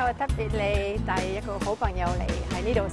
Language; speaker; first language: Cantonese; non-native, fluent; French